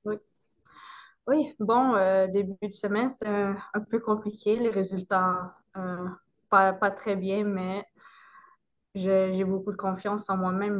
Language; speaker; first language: French; non-native, local second language; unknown